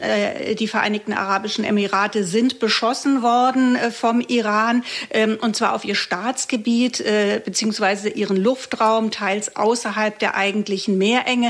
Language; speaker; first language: German; native; German